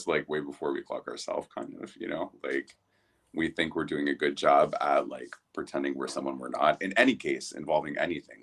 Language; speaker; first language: English; native; English